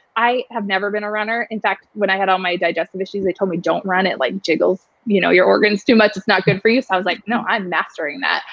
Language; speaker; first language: English; native; English